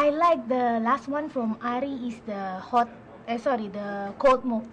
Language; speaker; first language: English; non-native, fluent; Indonesian